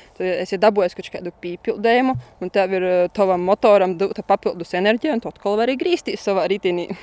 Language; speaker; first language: Latvian; native; Latvian